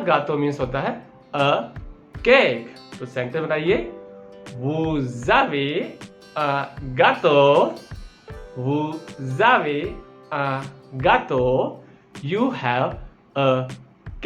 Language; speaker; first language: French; non-native, fluent; Hindi